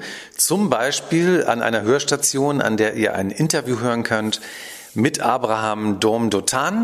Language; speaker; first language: German; native; German